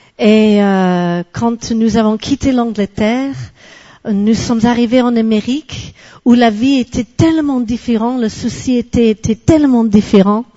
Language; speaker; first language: French; non-native, fluent; English